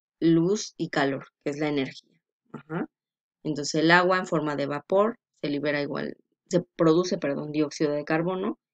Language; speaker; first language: Spanish; native; Spanish